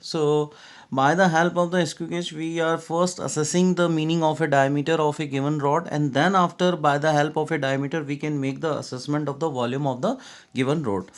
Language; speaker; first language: English; non-native, local second language; Hindi